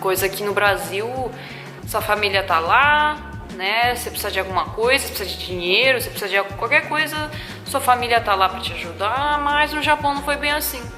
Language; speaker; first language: Portuguese; non-native, local second language; Japanese